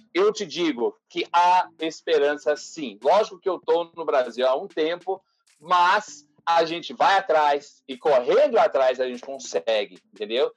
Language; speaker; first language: Portuguese; non-native, fluent; English